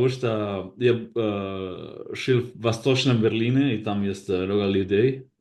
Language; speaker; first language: Russian; non-native, learner; Basque